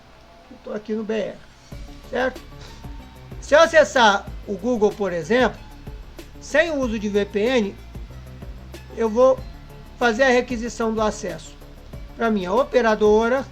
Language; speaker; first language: Portuguese; native; Portuguese